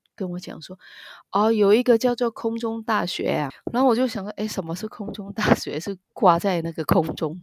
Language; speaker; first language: Chinese; non-native, fluent; Vietnamese